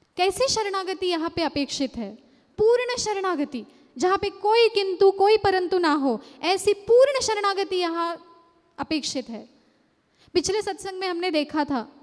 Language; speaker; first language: Hindi; non-native, local second language; Marathi